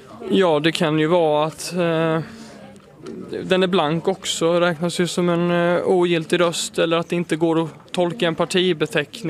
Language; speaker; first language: Swedish; native; Swedish